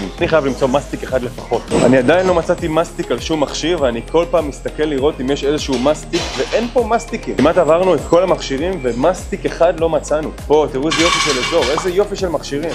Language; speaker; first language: Hebrew; native; Hebrew